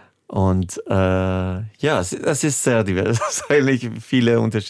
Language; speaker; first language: German; non-native, fluent; Persian